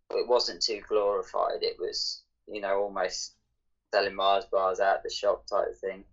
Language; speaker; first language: English; native; English